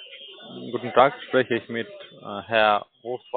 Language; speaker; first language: German; non-native, learner; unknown